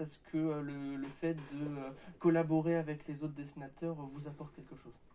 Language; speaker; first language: French; native; French